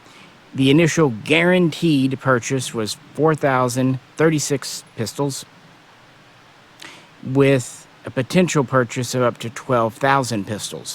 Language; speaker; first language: English; native; English